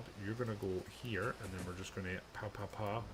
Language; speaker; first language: English; native; English